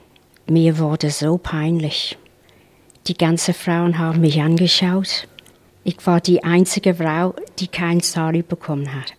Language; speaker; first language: German; non-native, fluent; English